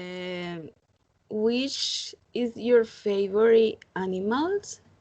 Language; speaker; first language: English; non-native, learner; Spanish